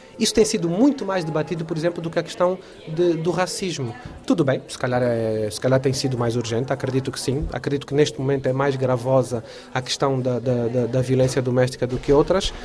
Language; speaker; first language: Portuguese; native; Portuguese